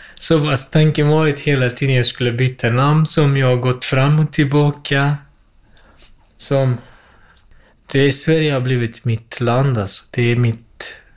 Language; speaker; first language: Swedish; non-native, fluent; Kurdish